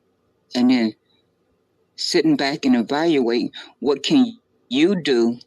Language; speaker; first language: English; native; English